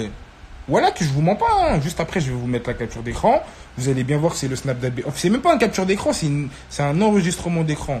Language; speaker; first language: French; native; French